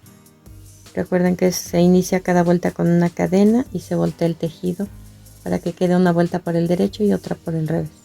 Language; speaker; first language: Spanish; native; Spanish